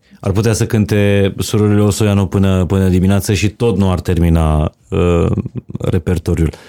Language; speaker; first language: Romanian; native; Romanian